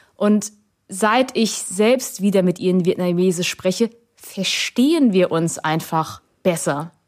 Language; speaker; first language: German; early bilingual, other home language; Vietnamese